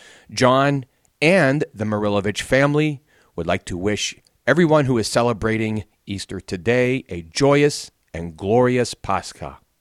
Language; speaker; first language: English; native; English